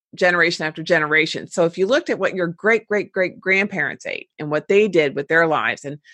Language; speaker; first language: English; native; English